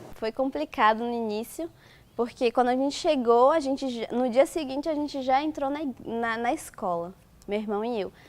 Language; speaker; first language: Portuguese; early bilingual, other home language; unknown